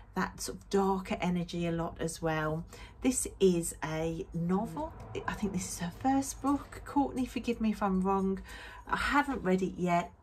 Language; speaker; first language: English; native; English